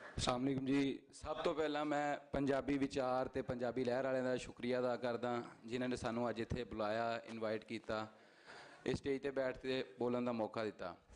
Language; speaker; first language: Punjabi; native; Punjabi